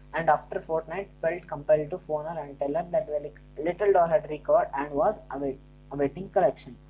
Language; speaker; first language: English; non-native, local second language; Kannada